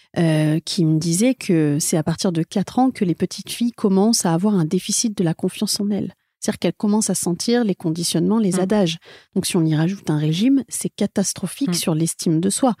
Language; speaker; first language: French; native; French